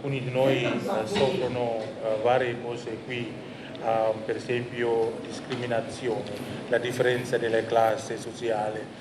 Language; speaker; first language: Italian; non-native, learner; Indonesian